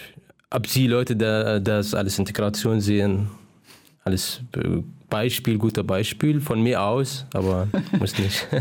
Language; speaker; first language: German; non-native, fluent; Arabic